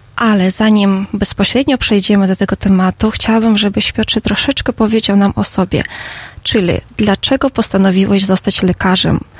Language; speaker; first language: Polish; non-native, fluent; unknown